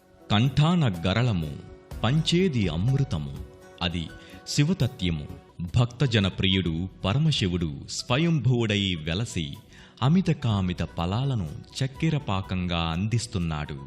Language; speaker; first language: Telugu; native; Telugu